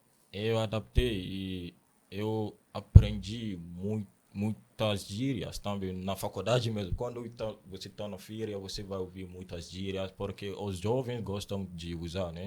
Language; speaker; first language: Portuguese; non-native, learner; Akan